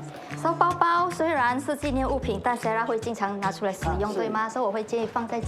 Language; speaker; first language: Chinese; native; Chinese